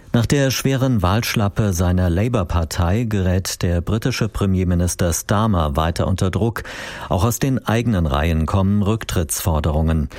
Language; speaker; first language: German; native; German